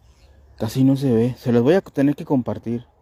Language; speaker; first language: Spanish; native; Spanish